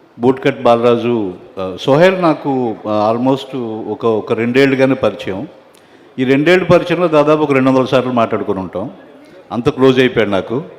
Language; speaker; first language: Telugu; native; Telugu